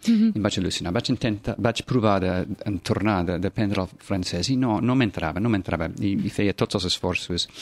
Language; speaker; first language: Catalan; non-native, fluent; English